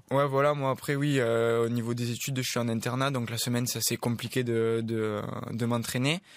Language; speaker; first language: French; native; French